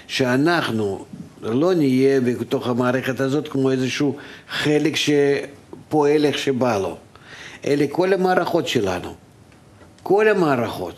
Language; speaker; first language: Hebrew; non-native, fluent; Russian